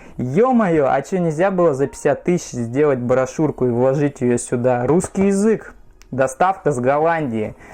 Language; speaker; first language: Russian; native; Russian